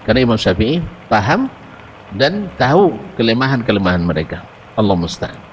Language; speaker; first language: Malay; non-native, local second language; Minangkabau